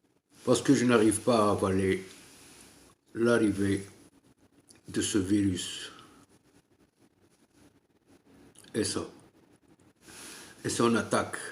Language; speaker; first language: French; non-native, local second language; Arabic